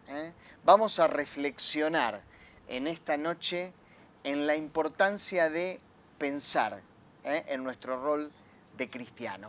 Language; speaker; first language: Spanish; native; Spanish